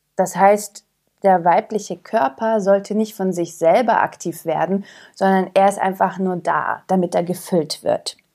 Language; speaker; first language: German; early bilingual, other home language; Croatian